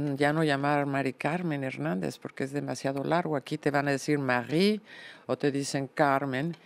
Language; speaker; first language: Spanish; native; Spanish